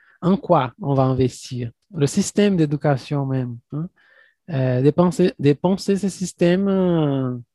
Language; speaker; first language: French; non-native, fluent; Portuguese